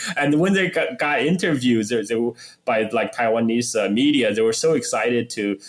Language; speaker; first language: English; non-native, fluent; Chinese